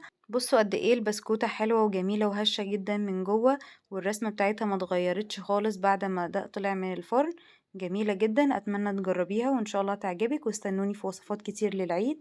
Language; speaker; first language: Arabic; native; Arabic